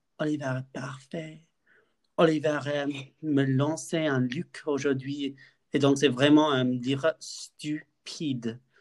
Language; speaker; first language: French; non-native, learner; English